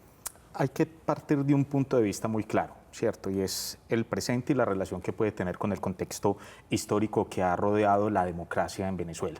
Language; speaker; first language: Spanish; native; Spanish